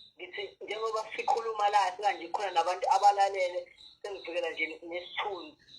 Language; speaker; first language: Zulu; non-native, local second language; Xhosa